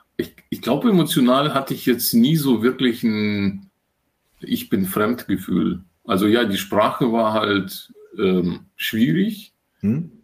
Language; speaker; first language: German; early bilingual, other home language; Russian